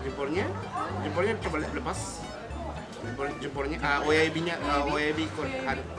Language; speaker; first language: Indonesian; non-native, fluent; Japanese